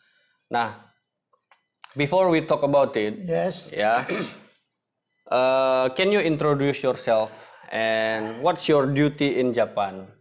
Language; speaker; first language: English; non-native, learner; Indonesian